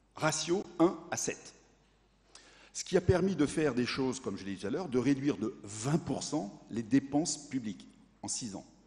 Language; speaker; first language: French; native; French